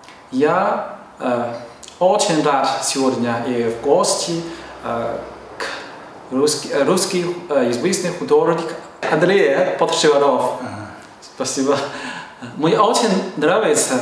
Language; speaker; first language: Russian; non-native, learner; Chinese